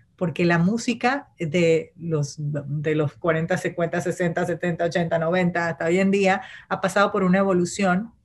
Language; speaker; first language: Spanish; native; Spanish